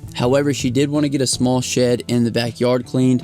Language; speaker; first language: English; native; English